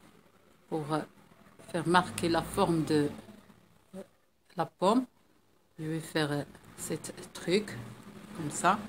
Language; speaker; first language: French; non-native, local second language; Arabic